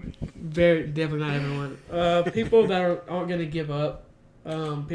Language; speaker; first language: English; native; English